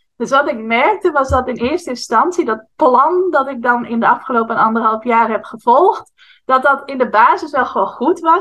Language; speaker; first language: Dutch; native; Dutch